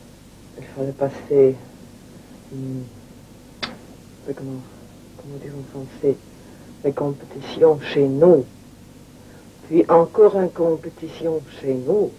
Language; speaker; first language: French; non-native, learner; Russian